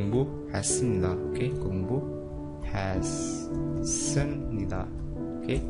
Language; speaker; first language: Korean; non-native, fluent; Indonesian